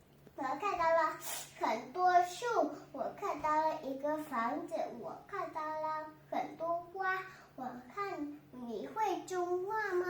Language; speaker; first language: Chinese; non-native, learner; Vietnamese